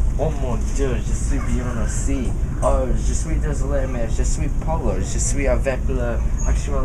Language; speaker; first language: French; non-native, learner; English